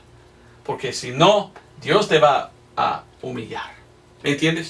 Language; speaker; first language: Spanish; non-native, fluent; English